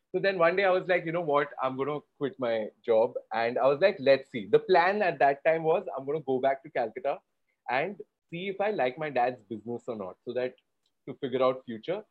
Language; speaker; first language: English; non-native, local second language; Gujarati